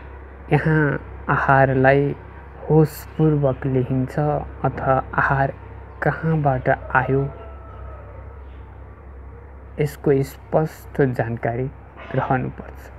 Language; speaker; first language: Nepali; native; Nepali